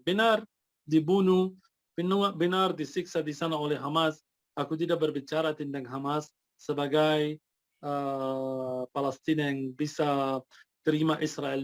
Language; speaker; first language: Indonesian; non-native, fluent; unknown